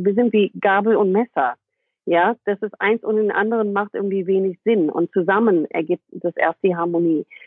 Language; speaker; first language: German; non-native, fluent; English